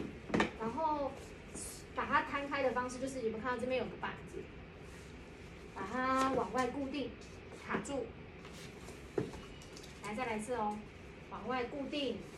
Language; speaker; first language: Chinese; native; Chinese